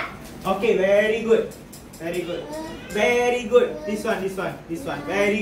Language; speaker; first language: English; non-native, local second language; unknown